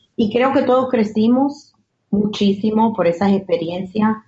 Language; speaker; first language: Spanish; early bilingual, heritage; Spanish